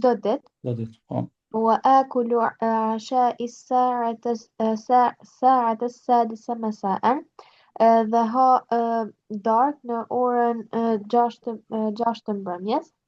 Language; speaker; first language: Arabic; non-native, learner; Albanian